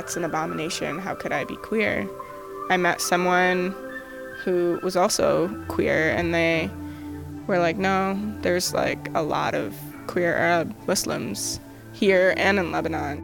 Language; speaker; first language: English; early bilingual, other home language; Arabic